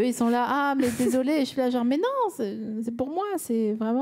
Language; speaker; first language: French; native; French